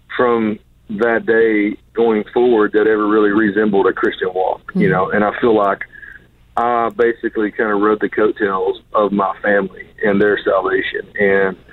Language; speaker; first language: English; native; English